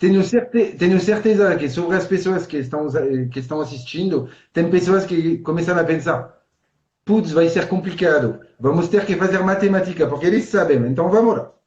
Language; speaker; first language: Portuguese; non-native, fluent; French